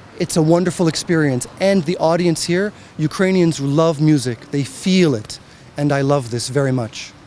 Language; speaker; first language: English; non-native, fluent; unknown